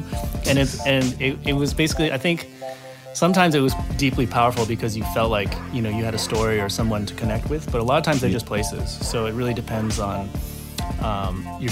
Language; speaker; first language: English; native; English